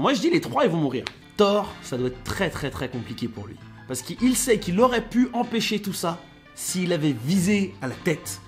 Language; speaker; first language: French; native; French